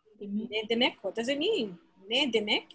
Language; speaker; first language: Turkish; non-native, learner; English